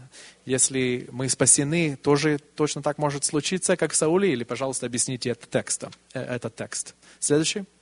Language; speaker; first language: Russian; early bilingual, heritage; Russian